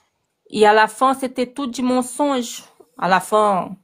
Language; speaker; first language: French; non-native, learner; Portuguese